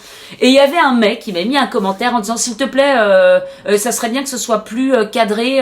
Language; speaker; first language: French; native; French